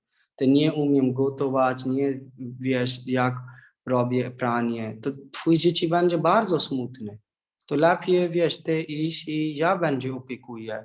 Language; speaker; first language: Polish; non-native, learner; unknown